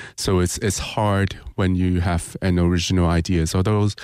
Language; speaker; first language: English; non-native, local second language; Cantonese